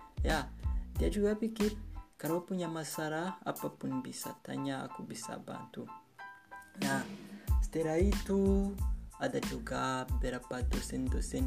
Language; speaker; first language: Indonesian; non-native, learner; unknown